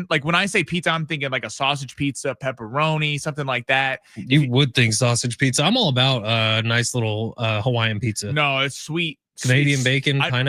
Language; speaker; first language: English; native; English